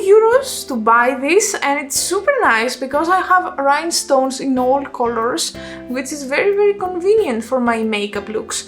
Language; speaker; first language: English; non-native, fluent; Greek